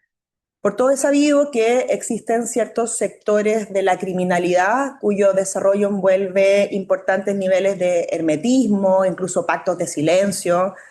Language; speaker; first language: Spanish; native; Spanish